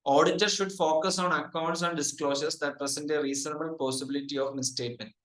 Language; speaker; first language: English; non-native, local second language; Malayalam